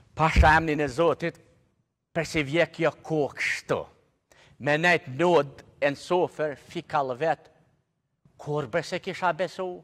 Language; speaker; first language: Albanian; native; Albanian